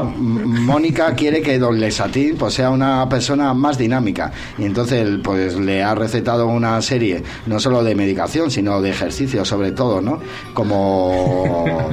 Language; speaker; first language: Spanish; native; Spanish